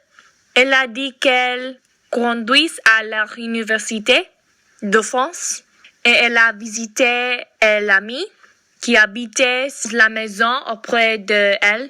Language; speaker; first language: French; non-native, learner; English